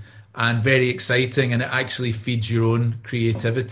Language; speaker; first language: English; native; English